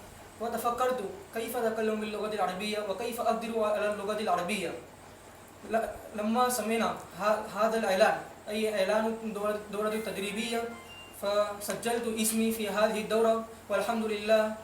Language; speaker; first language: Arabic; non-native, learner; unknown